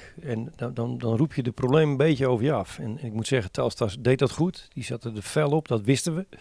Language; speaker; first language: Dutch; native; Dutch